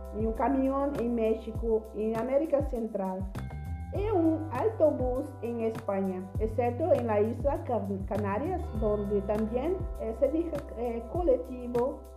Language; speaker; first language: Spanish; non-native, learner; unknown